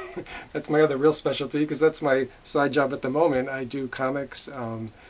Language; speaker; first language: English; native; English